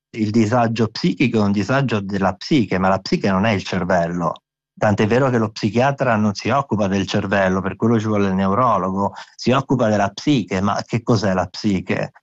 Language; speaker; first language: Italian; non-native, local second language; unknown